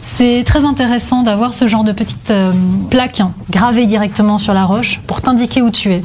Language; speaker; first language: French; native; French